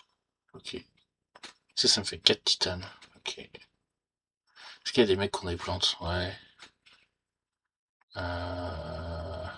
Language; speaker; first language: French; native; French